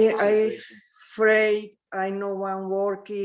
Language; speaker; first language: English; non-native, learner; Spanish